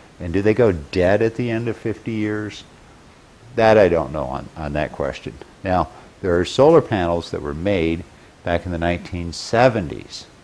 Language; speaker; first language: English; native; English